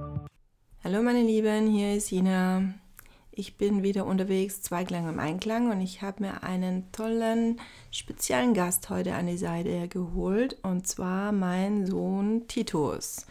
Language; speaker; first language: German; native; German